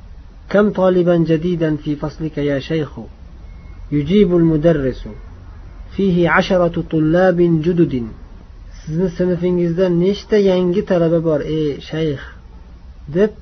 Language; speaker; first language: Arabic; non-native, fluent; Uzbek